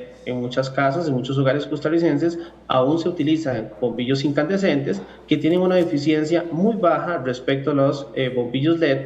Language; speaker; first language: Spanish; native; Spanish